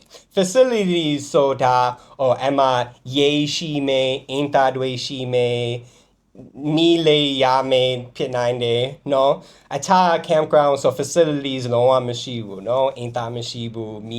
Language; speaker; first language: Burmese; non-native, fluent; English